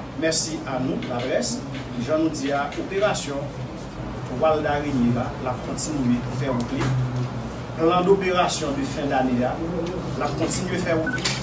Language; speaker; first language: French; non-native, local second language; Haitian Creole